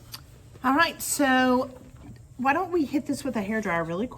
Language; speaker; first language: English; native; English